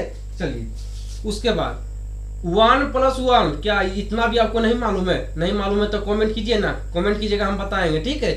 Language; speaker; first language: Hindi; native; Hindi